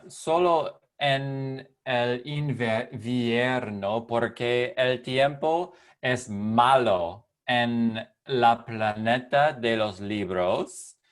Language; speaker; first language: Spanish; non-native, learner; English